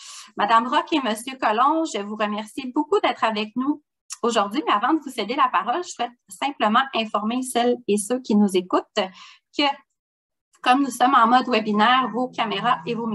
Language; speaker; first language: French; native; French